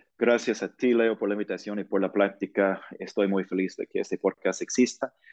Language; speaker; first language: Spanish; non-native, fluent; English